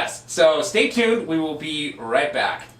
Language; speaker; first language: English; native; English